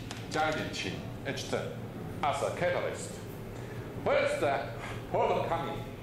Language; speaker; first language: English; non-native, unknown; Chinese